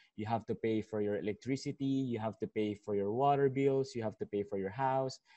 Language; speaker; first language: English; non-native, local second language; Filipino